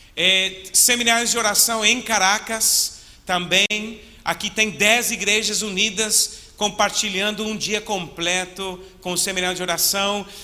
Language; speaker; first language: Portuguese; non-native, fluent; English